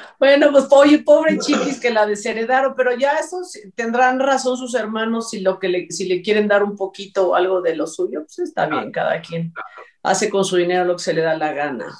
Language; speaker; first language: Spanish; native; Spanish